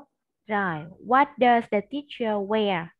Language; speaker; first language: English; non-native, fluent; Vietnamese